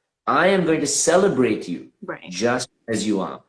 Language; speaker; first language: English; native; English